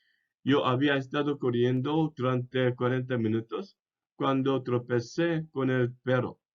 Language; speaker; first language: Spanish; non-native, fluent; English